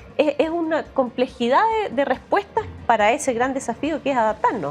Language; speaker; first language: Spanish; native; Spanish